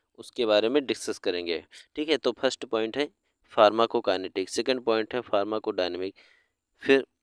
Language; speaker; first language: Hindi; native; Hindi